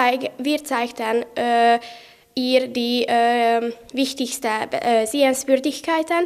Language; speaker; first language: German; non-native, learner; Hungarian